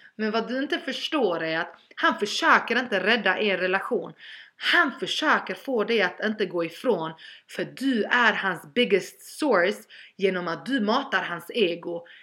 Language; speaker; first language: Swedish; early bilingual, other home language; Albanian